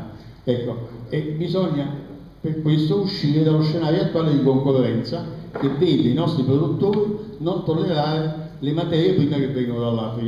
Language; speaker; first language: Italian; native; Italian